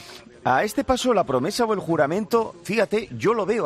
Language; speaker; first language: Spanish; native; Spanish